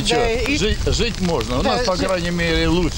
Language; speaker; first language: Russian; native; Russian